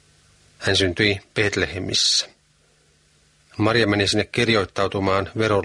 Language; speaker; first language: Finnish; native; Finnish